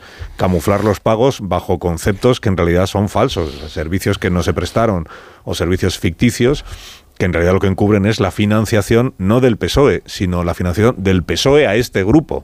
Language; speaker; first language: Spanish; native; Spanish